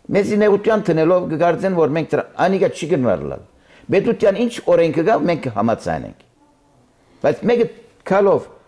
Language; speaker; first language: Armenian; early bilingual, heritage; Armenian